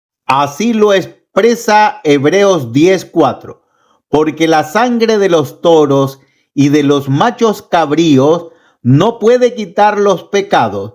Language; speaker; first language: Spanish; native; Spanish